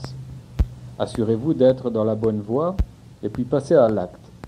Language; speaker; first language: French; native; French